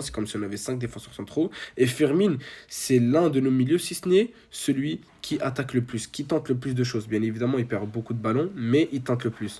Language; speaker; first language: French; native; French